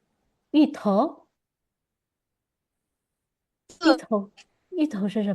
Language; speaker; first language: Chinese; non-native, fluent; Indonesian